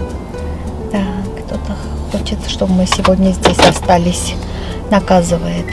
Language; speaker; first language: Russian; non-native, local second language; Armenian